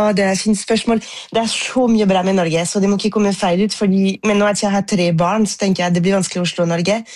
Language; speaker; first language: Norwegian; non-native, fluent; French